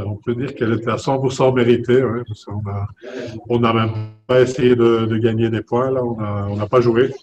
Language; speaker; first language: French; native; French